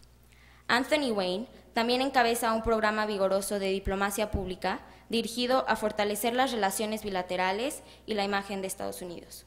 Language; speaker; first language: Spanish; native; Spanish